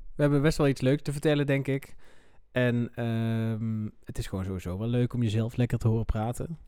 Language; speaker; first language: Dutch; native; Dutch